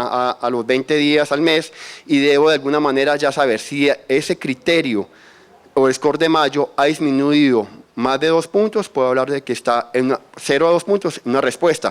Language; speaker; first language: Spanish; native; Spanish